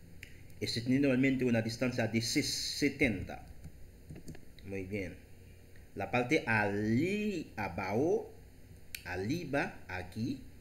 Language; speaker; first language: Spanish; non-native, learner; Haitian Creole